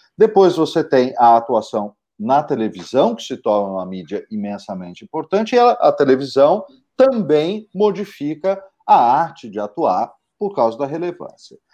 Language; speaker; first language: Portuguese; native; Portuguese